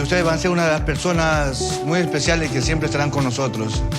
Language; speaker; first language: Spanish; native; Spanish